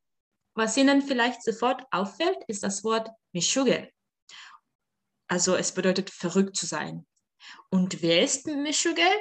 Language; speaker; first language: German; non-native, fluent; Czech